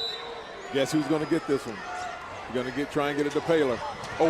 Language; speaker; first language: English; native; English